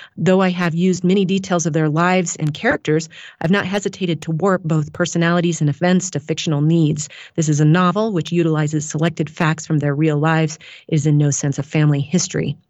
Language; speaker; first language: English; native; English